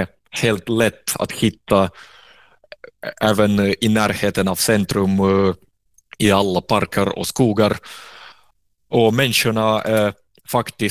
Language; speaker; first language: Swedish; non-native, fluent; Russian